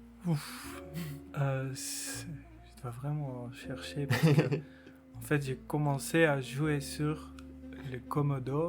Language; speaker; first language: French; non-native, local second language; Dutch